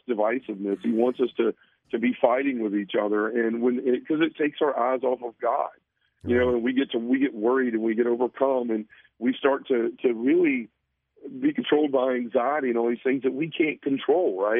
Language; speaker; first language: English; native; English